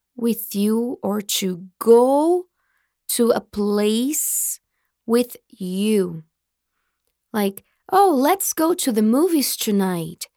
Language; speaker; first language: English; non-native, fluent; Portuguese